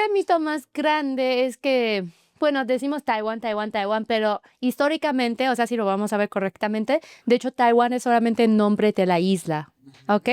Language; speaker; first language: Spanish; non-native, fluent; Chinese